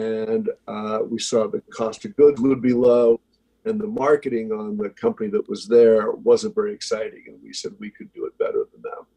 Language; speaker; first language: English; native; English